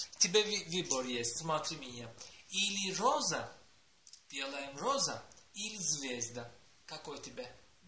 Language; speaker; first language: Russian; non-native, learner; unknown